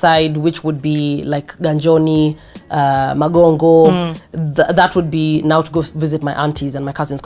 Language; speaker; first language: English; non-native, local second language; Swahili